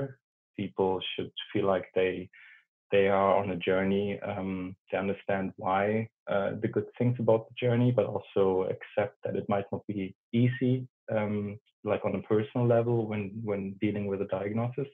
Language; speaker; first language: English; non-native, fluent; German